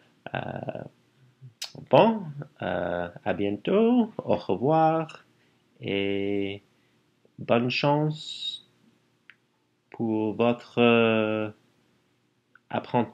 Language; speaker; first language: French; non-native, learner; English